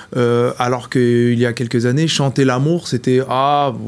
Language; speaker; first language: French; native; French